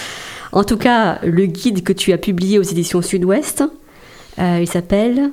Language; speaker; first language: French; native; French